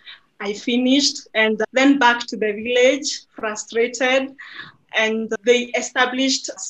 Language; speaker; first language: English; non-native, local second language; Kikuyu